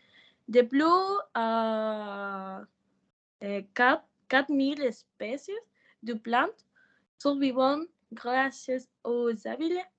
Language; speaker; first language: French; non-native, learner; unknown